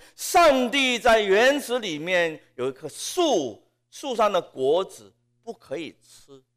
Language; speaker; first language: Chinese; non-native, local second language; Cantonese